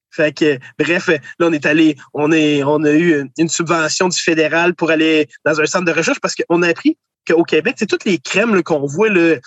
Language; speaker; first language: French; native; French